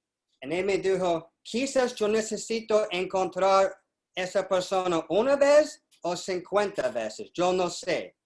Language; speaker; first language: Spanish; non-native, learner; English